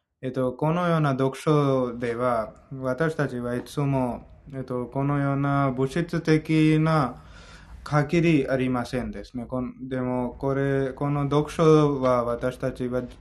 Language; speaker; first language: Japanese; non-native, learner; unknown